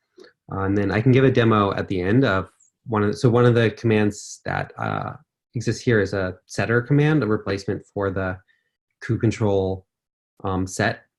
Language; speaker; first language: English; native; English